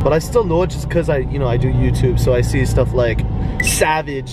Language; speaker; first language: English; native; English